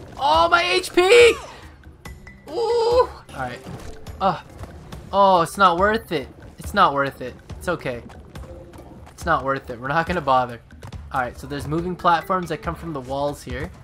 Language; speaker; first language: English; native; English